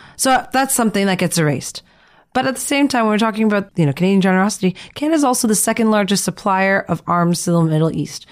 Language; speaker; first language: English; early bilingual, other home language; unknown